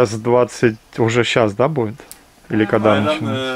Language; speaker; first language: Russian; native; Russian